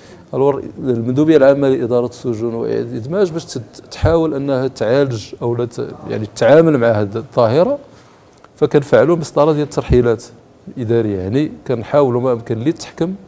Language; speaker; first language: Arabic; native; Arabic